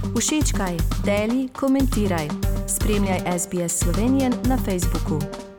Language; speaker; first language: Slovenian; early bilingual, heritage; Slovenian